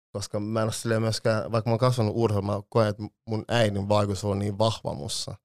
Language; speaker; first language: Finnish; early bilingual, other home language; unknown